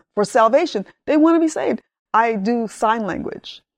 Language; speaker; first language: English; early bilingual, other home language; Spanish